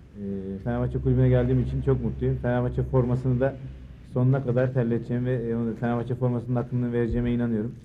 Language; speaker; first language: Turkish; native; Turkish